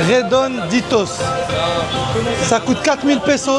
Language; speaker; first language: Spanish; non-native, learner; French